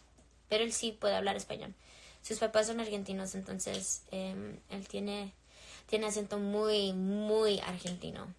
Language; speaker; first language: Spanish; early bilingual, heritage; English